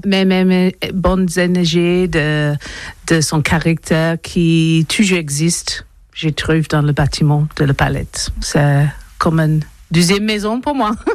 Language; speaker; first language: French; non-native, learner; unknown